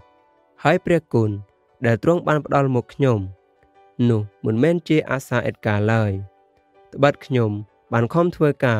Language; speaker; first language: Khmer; native; Khmer